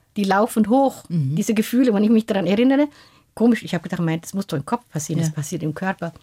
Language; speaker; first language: German; non-native, fluent; Somali